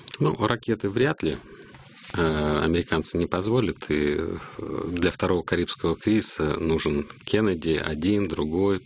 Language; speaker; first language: Russian; native; Russian